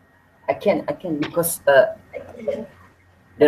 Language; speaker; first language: English; non-native, learner; Indonesian